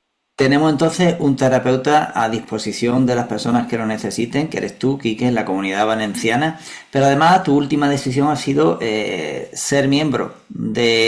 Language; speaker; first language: Spanish; native; Spanish